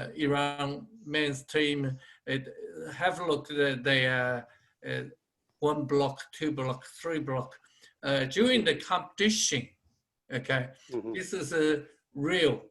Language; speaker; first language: English; non-native, fluent; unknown